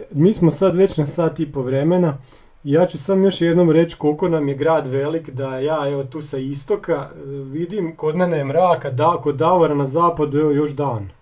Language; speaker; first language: Croatian; native; Croatian